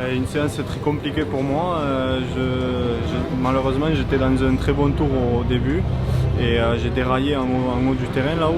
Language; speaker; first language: French; native; French